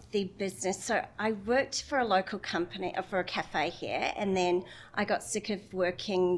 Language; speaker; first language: English; native; English